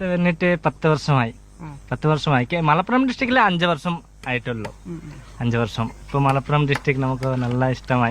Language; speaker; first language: Malayalam; non-native, learner; Bangla